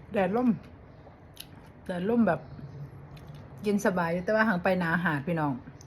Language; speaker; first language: Thai; native; Thai